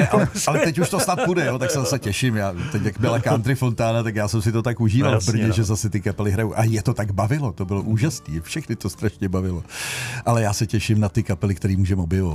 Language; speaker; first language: Czech; native; Czech